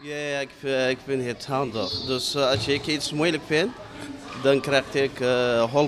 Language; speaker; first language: Dutch; non-native, learner; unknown